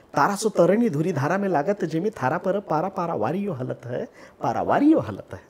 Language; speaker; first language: Hindi; non-native, local second language; Marathi